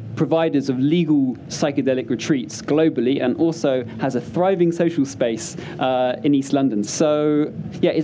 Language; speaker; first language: English; native; English